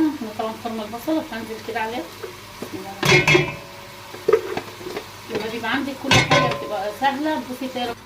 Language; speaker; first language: Arabic; native; Arabic